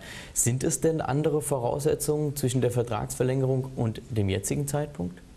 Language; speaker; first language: German; native; German